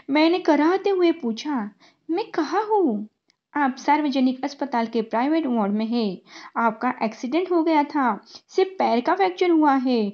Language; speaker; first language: Hindi; non-native, local second language; Marathi